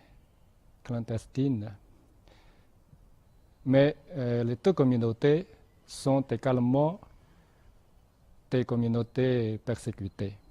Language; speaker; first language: French; non-native, fluent; Chinese